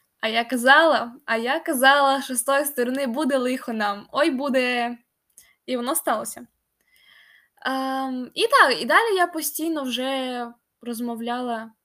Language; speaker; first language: Ukrainian; non-native, local second language; Russian